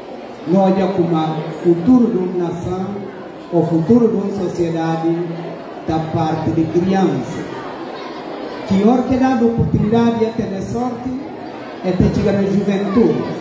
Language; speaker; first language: Portuguese; non-native, local second language; Upper Guinea Crioulo